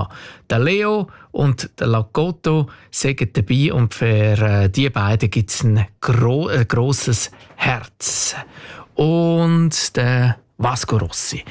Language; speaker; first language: German; native; German